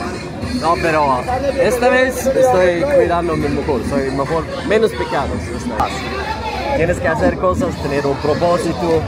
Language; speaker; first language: Spanish; non-native, fluent; Swedish